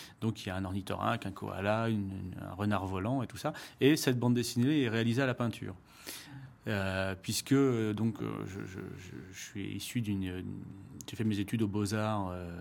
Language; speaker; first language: French; native; French